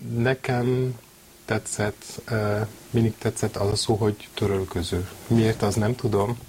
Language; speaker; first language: Hungarian; non-native, fluent; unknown